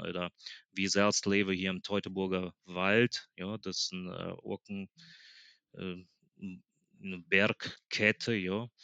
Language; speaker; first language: German; early bilingual, other home language; Plautdietsch